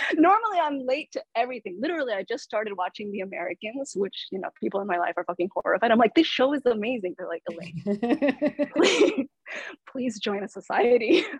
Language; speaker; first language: English; native; English